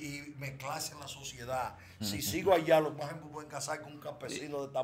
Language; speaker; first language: Spanish; native; Spanish